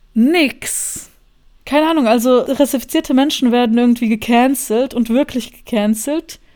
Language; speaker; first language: German; non-native, fluent; Bosnian